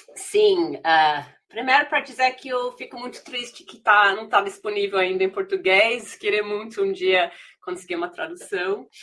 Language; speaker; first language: Portuguese; non-native, fluent; English